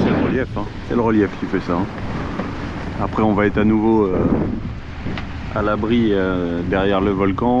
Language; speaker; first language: French; native; French